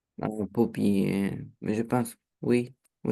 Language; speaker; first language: French; non-native, learner; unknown